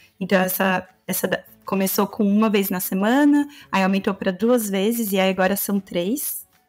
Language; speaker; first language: Portuguese; native; Portuguese